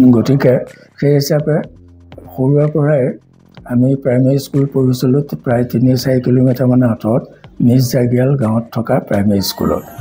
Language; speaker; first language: Assamese; native; Assamese